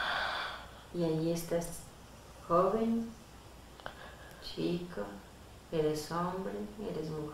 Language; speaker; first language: Spanish; native; Spanish